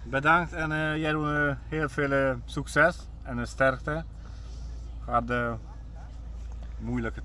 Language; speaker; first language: Dutch; non-native, learner; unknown